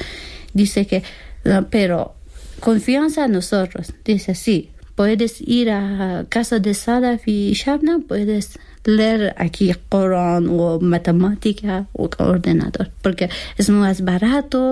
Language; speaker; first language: Spanish; non-native, learner; Persian